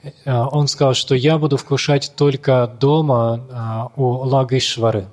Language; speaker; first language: Russian; native; Russian